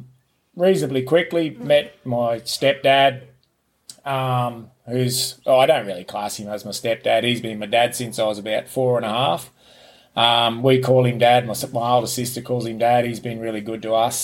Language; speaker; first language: English; native; English